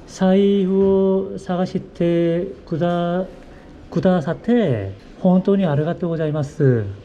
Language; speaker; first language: Japanese; non-native, learner; Korean